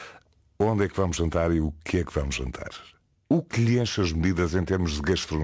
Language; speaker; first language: Portuguese; native; Portuguese